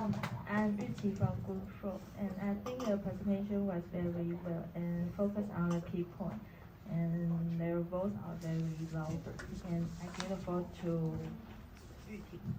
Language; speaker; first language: English; non-native, learner; Chinese